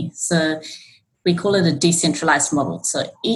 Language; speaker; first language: English; native; English